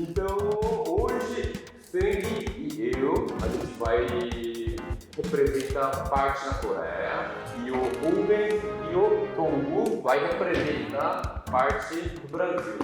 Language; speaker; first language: Portuguese; non-native, fluent; Korean